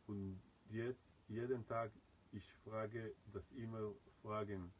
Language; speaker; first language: German; non-native, learner; Hebrew